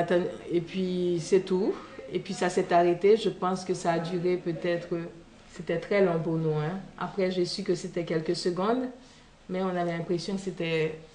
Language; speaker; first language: French; non-native, local second language; Haitian Creole